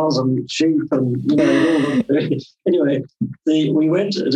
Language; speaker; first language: English; native; English